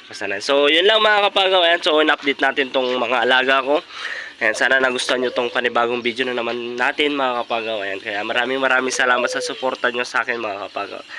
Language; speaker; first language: Filipino; non-native, local second language; Iloko